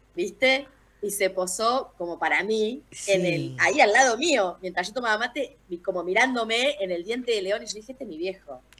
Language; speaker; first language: Spanish; native; Spanish